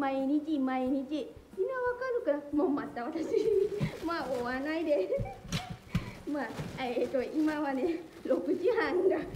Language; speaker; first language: Japanese; non-native, learner; Lao